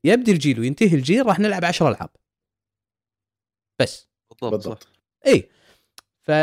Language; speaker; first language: Arabic; native; Arabic